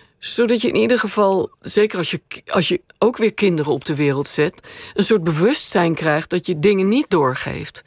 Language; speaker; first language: Dutch; native; Dutch